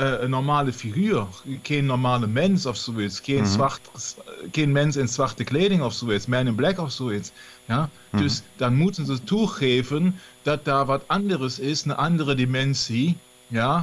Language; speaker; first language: Dutch; non-native, learner; German